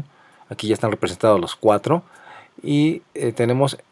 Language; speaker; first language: Spanish; native; Spanish